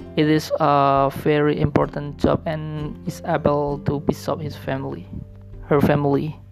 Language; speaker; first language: English; non-native, learner; Indonesian